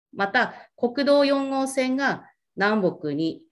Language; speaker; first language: Japanese; native; Japanese